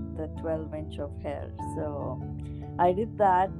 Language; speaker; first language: English; non-native, local second language; Kannada